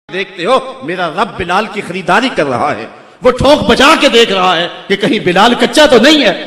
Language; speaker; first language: Urdu; non-native, local second language; Punjabi